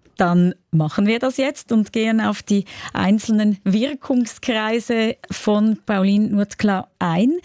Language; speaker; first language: German; native; German